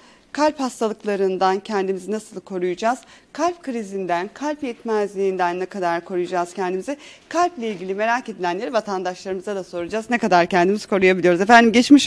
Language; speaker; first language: Turkish; native; Turkish